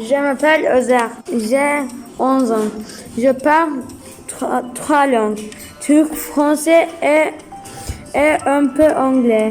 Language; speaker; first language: French; non-native, local second language; Turkish